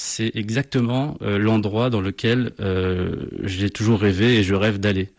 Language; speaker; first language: French; native; French